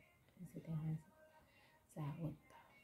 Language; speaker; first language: Finnish; non-native, learner; Thai